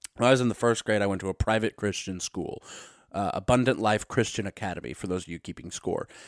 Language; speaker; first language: English; native; English